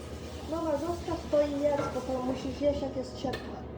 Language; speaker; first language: Polish; early bilingual, heritage; Polish